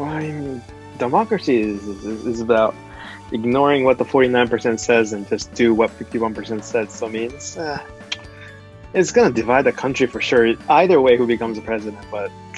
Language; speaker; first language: English; non-native, fluent; Japanese